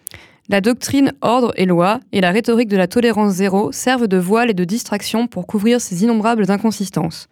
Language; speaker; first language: French; native; French